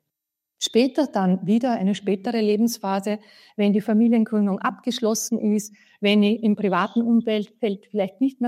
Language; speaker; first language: German; native; German